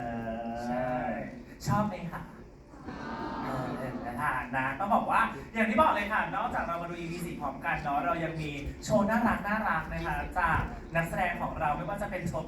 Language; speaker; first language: Thai; native; Thai